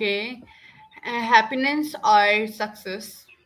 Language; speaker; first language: English; non-native, local second language; Urdu